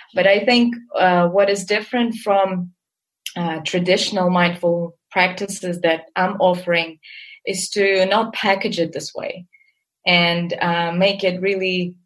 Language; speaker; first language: English; non-native, fluent; Russian